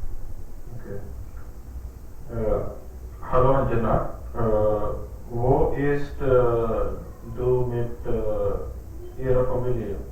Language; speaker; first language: German; non-native, learner; Hindi